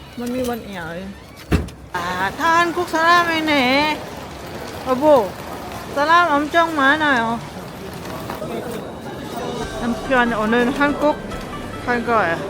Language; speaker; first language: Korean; non-native, learner; Lao